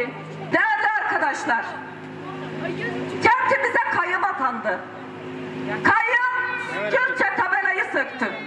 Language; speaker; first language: Turkish; native; Turkish